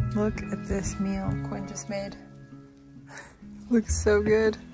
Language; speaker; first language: English; native; English